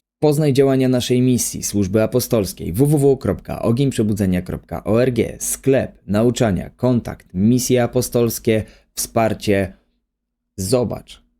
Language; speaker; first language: Polish; native; Polish